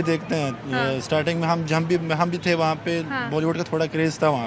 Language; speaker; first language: Hindi; non-native, fluent; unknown